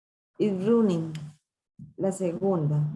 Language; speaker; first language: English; non-native, learner; Spanish